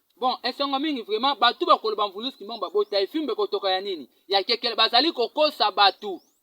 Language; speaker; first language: Lingala; non-native, local second language; Kongo